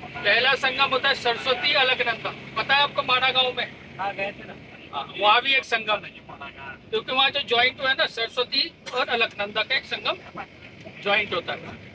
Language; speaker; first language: Hindi; non-native, local second language; Bangla